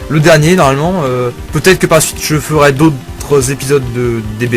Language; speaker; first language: French; native; French